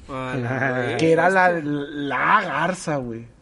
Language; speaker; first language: Spanish; native; Spanish